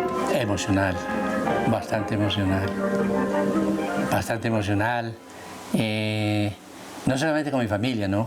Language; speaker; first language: Spanish; native; Spanish